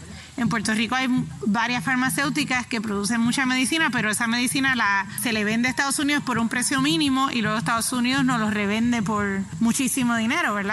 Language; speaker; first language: Spanish; native; Spanish